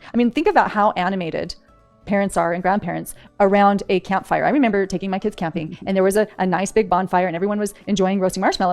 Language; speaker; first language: English; native; English